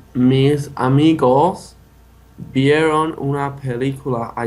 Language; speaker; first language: Spanish; non-native, learner; English